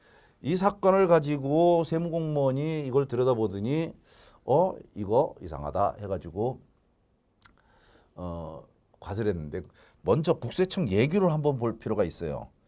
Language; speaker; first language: Korean; native; Korean